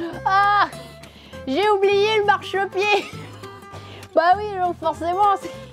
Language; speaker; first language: French; native; French